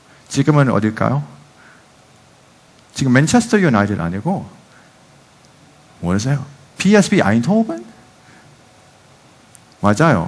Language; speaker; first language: Korean; non-native, fluent; Dutch